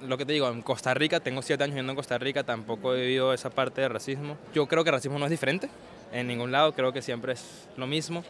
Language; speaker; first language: Spanish; native; Spanish